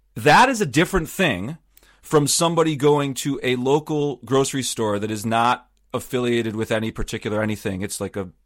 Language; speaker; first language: English; native; English